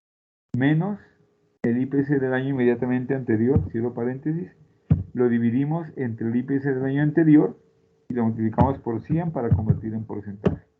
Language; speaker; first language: Spanish; native; Spanish